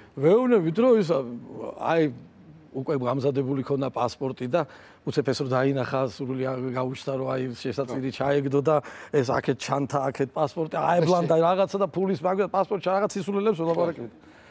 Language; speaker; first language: Georgian; native; Georgian